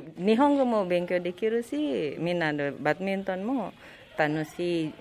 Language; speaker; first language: Japanese; non-native, learner; Indonesian